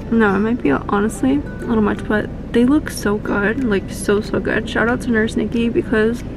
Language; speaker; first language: English; native; English